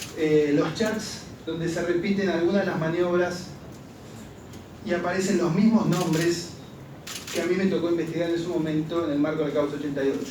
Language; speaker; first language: Spanish; native; Spanish